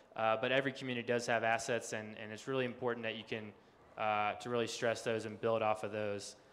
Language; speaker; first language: English; native; English